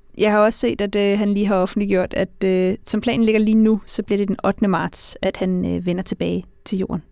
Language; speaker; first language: Danish; native; Danish